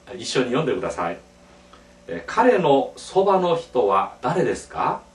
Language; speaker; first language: Japanese; non-native, fluent; Korean